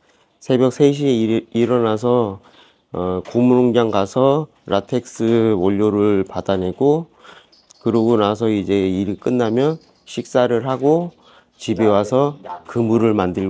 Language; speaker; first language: Korean; native; Korean